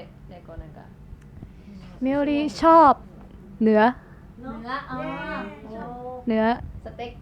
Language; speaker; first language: Thai; non-native, learner; Japanese